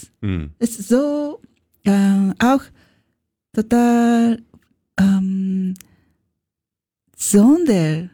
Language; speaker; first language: German; non-native, learner; Japanese